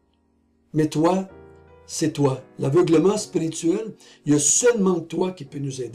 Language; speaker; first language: French; native; French